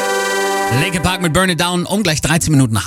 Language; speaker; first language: German; native; German